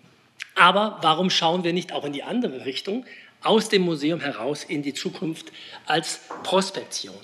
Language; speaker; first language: German; native; German